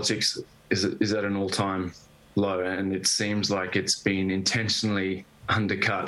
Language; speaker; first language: English; native; English